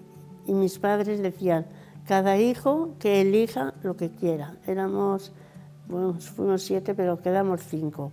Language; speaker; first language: Spanish; native; Spanish